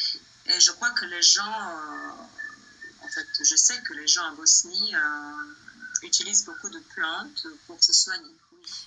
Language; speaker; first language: French; non-native, fluent; Bosnian